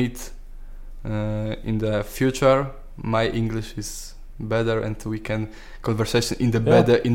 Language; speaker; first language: English; non-native, learner; Polish